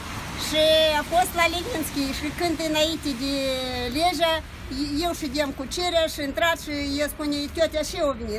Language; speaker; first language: Romanian; non-native, local second language; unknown